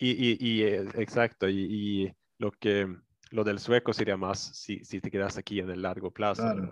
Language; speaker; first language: Spanish; non-native, fluent; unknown